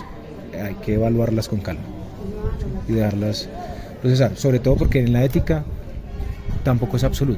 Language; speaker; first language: Spanish; native; Spanish